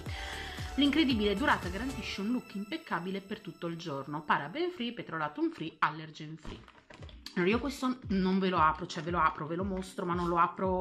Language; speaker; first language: Italian; native; Italian